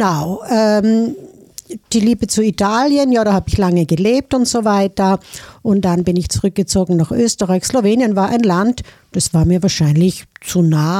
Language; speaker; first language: German; native; German